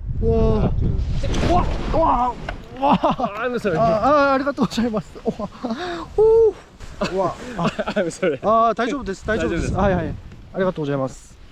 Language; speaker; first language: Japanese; non-native, learner; Korean